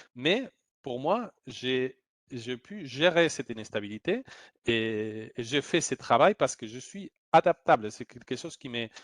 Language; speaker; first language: French; non-native, fluent; Spanish